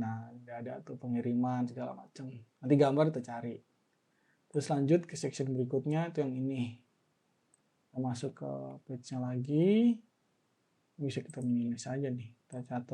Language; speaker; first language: Indonesian; native; Indonesian